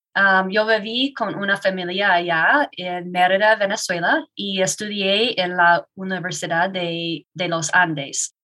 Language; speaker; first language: Spanish; non-native, learner; English